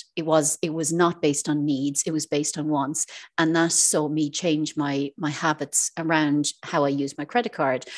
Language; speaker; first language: English; native; English